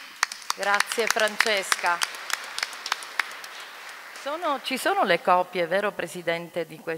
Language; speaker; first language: Italian; native; Italian